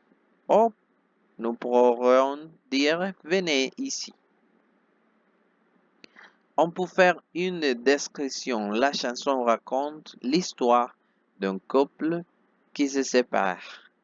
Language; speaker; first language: French; non-native, fluent; Spanish